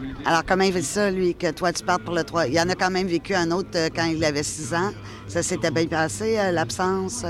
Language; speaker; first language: French; native; French